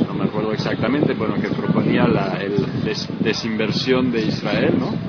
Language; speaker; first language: Spanish; early bilingual, other home language; Arabic